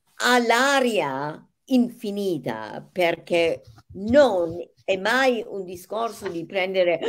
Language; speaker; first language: Italian; non-native, fluent; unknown